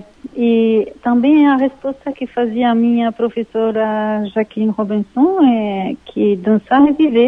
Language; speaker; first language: Portuguese; non-native, fluent; French